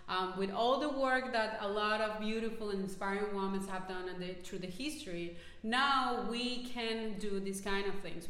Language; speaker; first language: English; non-native, fluent; Spanish